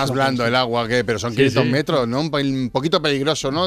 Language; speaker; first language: Spanish; native; Spanish